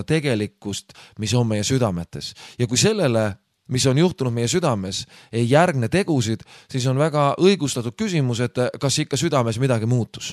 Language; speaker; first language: Estonian; native; Estonian